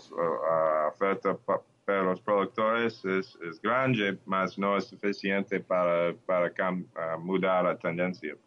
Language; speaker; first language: Portuguese; non-native, learner; Spanish